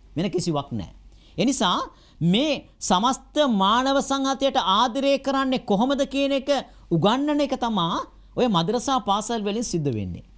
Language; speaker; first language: Sinhala; non-native, local second language; Tamil